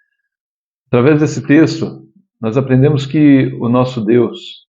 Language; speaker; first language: Portuguese; native; Portuguese